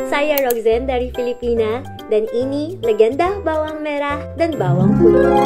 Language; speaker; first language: Indonesian; non-native, learner; Filipino